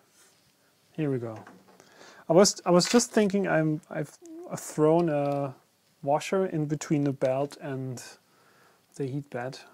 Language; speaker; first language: English; non-native, fluent; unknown